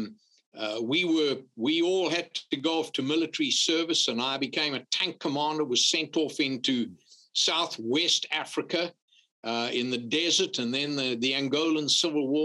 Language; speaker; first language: English; native; English